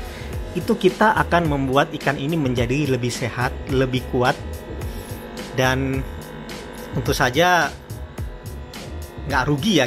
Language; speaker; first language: Indonesian; native; Indonesian